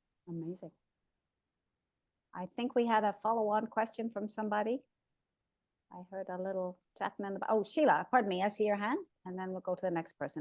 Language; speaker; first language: English; native; English